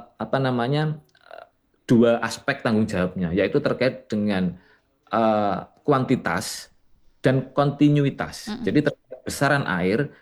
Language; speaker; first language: Indonesian; native; Indonesian